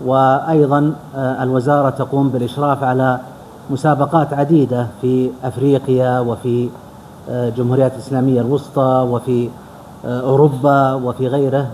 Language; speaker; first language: Arabic; native; Arabic